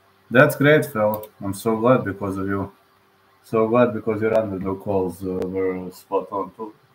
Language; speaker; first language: English; non-native, fluent; Serbian